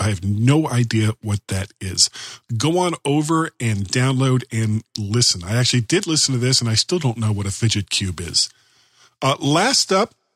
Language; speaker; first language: English; native; English